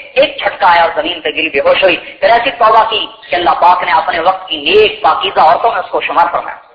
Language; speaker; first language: Urdu; non-native, local second language; Punjabi